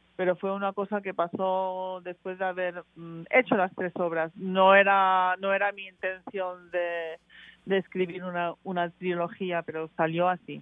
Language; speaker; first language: Spanish; early bilingual, heritage; Spanish